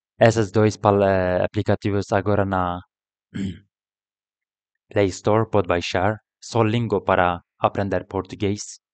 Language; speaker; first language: Portuguese; non-native, learner; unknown